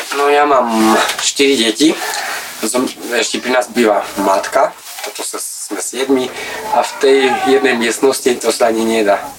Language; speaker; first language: Slovak; non-native, local second language; Romany